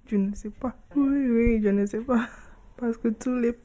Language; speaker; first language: French; non-native, learner; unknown